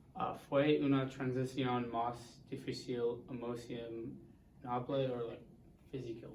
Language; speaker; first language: Spanish; non-native, learner; English